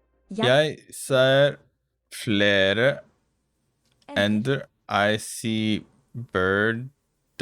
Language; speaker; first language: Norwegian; non-native, learner; English